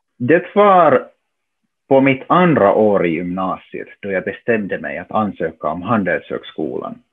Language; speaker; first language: Swedish; non-native, local second language; Finnish